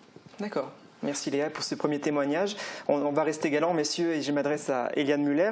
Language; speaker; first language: French; native; French